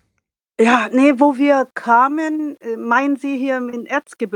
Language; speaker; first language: German; non-native, learner; Vietnamese